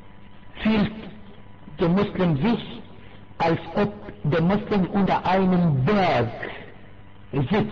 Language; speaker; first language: German; non-native, fluent; Arabic